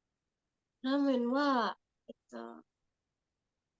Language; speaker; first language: Japanese; non-native, learner; Indonesian